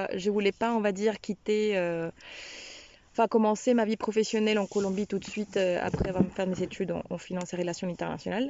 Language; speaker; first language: French; non-native, fluent; Spanish